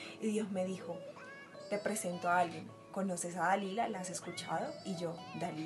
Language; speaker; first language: Spanish; native; Spanish